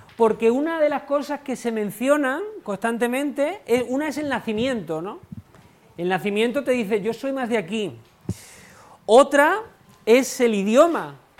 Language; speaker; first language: Spanish; native; Spanish